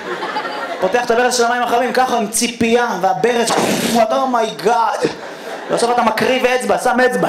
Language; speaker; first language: Hebrew; native; Hebrew